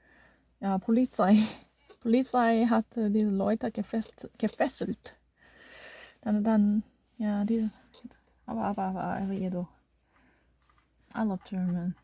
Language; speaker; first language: German; non-native, learner; Korean